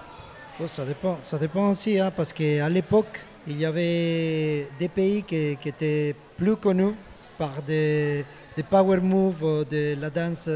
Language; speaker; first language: French; non-native, fluent; Spanish